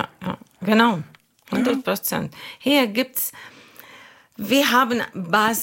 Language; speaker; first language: German; non-native, learner; Arabic